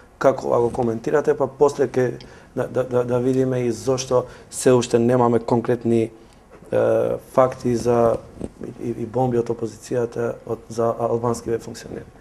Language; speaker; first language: Macedonian; non-native, local second language; Albanian